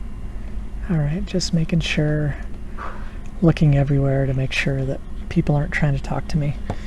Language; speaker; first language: English; native; English